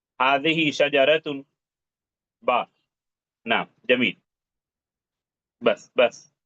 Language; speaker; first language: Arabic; non-native, fluent; Urdu